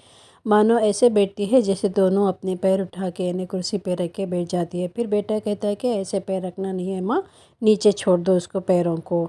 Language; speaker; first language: Hindi; non-native, local second language; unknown